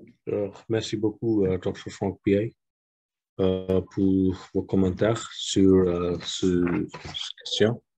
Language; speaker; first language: French; non-native, fluent; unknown